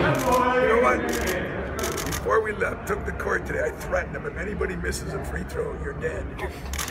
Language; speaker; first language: English; native; English